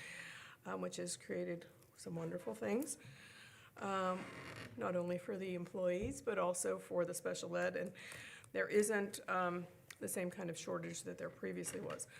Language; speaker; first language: English; native; English